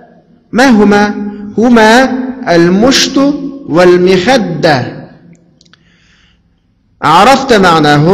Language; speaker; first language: Arabic; non-native, fluent; Uyghur